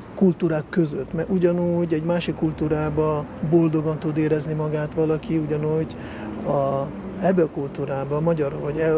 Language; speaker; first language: Hungarian; non-native, local second language; Russian